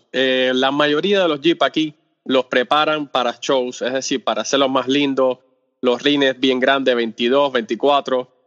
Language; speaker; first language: Spanish; native; Spanish